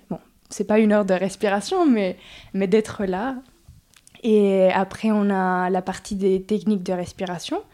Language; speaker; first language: French; early bilingual, other home language; Spanish